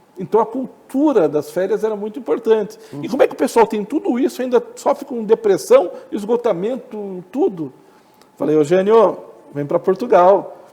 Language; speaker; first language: Portuguese; native; Portuguese